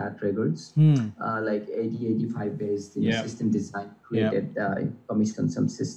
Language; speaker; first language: English; non-native, local second language; Assamese